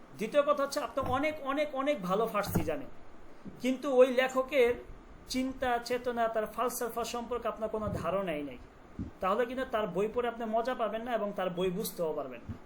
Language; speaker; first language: Bangla; native; Bangla